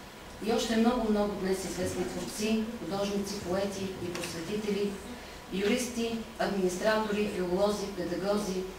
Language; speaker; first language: Bulgarian; native; Bulgarian